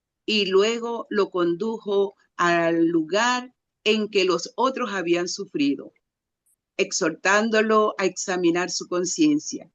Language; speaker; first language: Spanish; native; Spanish